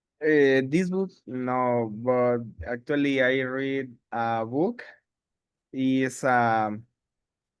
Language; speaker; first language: English; non-native, learner; Spanish